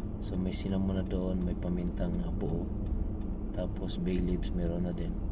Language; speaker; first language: Filipino; native; Filipino